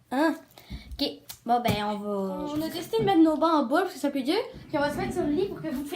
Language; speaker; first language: French; native; French